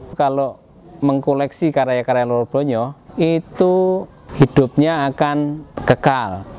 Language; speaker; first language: Indonesian; native; Indonesian